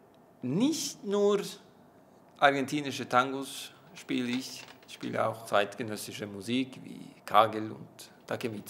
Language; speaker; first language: German; non-native, fluent; Norwegian